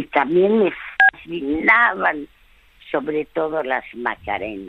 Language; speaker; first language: Spanish; early bilingual, other home language; French